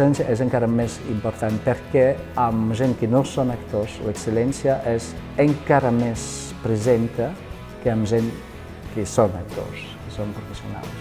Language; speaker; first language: Catalan; non-native, fluent; French